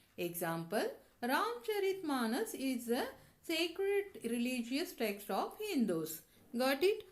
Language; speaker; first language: Hindi; non-native, local second language; Tamil